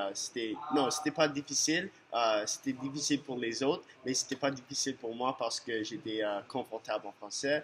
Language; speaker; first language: French; non-native, local second language; English